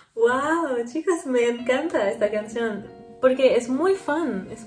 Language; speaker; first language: Spanish; non-native, learner; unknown